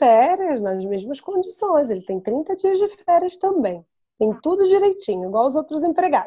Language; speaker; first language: Portuguese; native; Portuguese